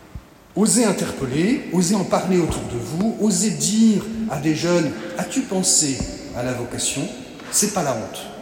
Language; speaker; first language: French; native; French